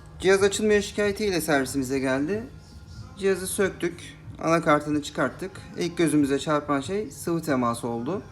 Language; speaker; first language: Turkish; native; Turkish